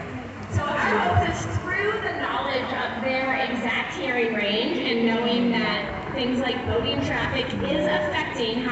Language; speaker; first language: English; native; English